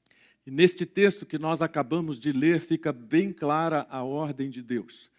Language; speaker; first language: Portuguese; native; Portuguese